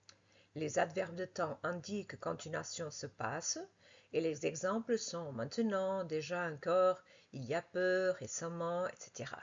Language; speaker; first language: French; non-native, fluent; Portuguese